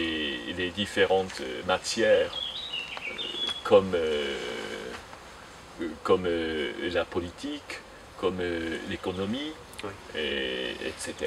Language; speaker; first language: French; non-native, fluent; Japanese